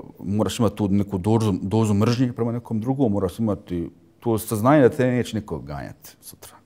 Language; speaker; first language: Bosnian; early bilingual, heritage; Bosnian